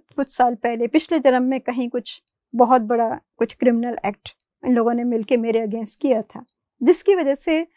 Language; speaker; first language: Hindi; native; Hindi